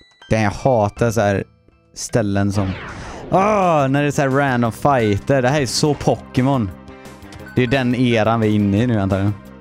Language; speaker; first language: Swedish; native; Swedish